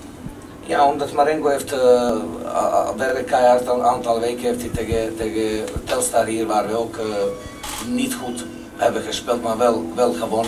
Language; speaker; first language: Dutch; non-native, fluent; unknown